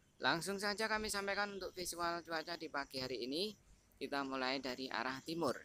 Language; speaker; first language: Indonesian; native; Indonesian